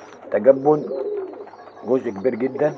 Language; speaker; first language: Arabic; native; Arabic